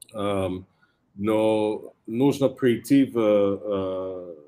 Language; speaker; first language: Russian; non-native, fluent; English